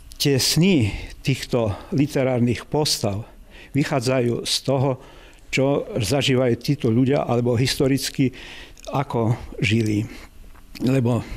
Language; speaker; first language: Slovak; non-native, local second language; Ukrainian